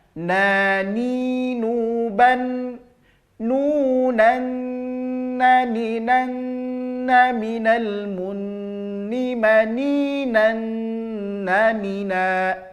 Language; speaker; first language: Malay; native; Malay